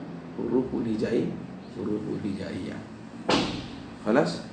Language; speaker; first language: Arabic; non-native, fluent; Indonesian